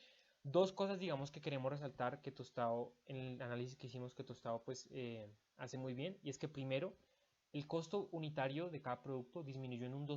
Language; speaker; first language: Spanish; native; Spanish